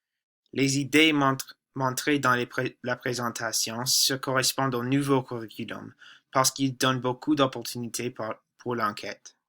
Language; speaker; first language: French; non-native, learner; English